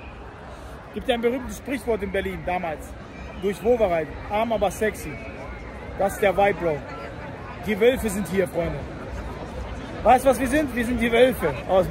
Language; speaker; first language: German; native; German